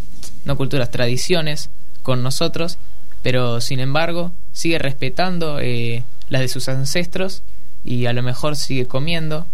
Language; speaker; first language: Spanish; native; Spanish